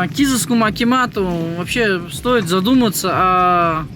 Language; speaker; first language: Russian; non-native, local second language; Kazakh